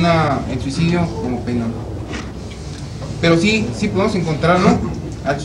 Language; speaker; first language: Spanish; native; Spanish